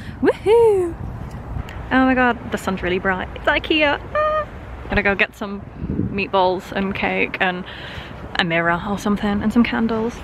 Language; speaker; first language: English; native; English